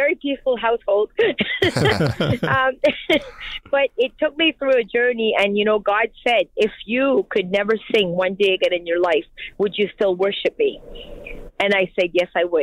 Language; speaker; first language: English; non-native, fluent; French